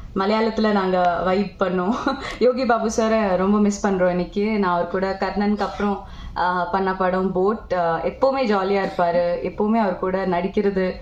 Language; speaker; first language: Tamil; non-native, local second language; Malayalam